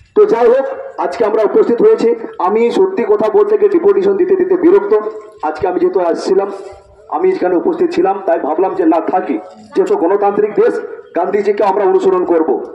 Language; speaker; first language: Bangla; non-native, local second language; Santali